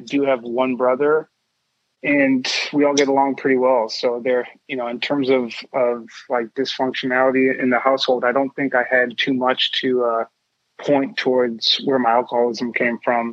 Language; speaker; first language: English; native; English